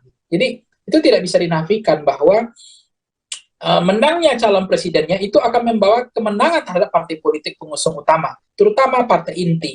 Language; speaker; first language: Indonesian; native; Indonesian